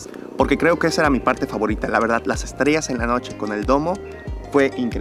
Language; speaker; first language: Spanish; native; Spanish